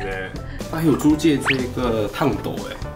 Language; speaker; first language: Chinese; native; Chinese